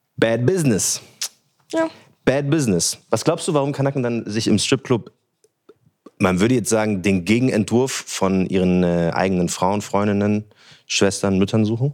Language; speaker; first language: German; early bilingual, other home language; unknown